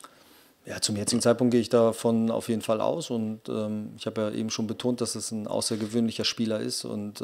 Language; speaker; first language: German; native; German